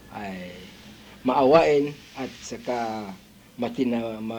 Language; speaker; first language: Filipino; non-native, local second language; Iloko